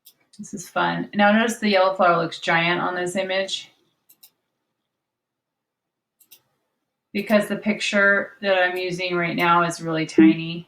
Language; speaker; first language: English; native; English